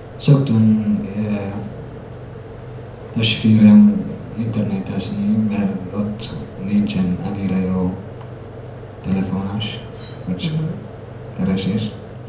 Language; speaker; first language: Hungarian; non-native, learner; Somali